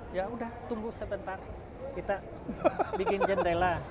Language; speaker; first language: Indonesian; non-native, fluent; Dutch